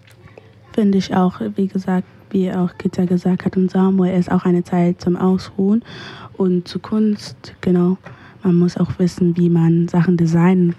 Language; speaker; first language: German; early bilingual, other home language; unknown